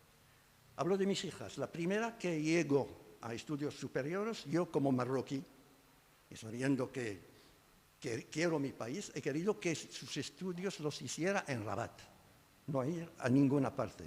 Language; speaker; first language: Spanish; non-native, fluent; Arabic